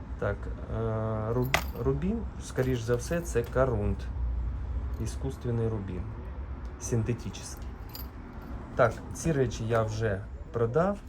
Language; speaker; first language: Ukrainian; non-native, local second language; Russian